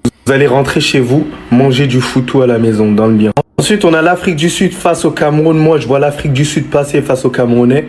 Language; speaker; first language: French; early bilingual, other home language; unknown